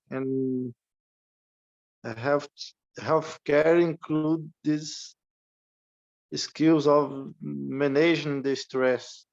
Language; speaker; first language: English; non-native, learner; Portuguese